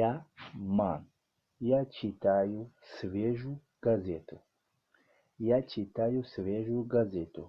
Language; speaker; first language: Russian; non-native, learner; Tajik